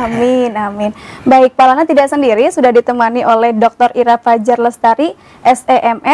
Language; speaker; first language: Indonesian; native; Indonesian